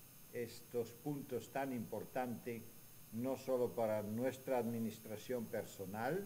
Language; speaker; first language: Spanish; non-native, fluent; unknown